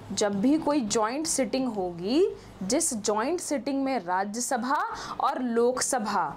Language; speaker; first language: Hindi; native; Hindi